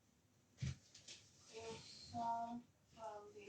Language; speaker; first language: French; non-native, learner; English